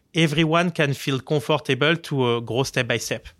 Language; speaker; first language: English; non-native, fluent; French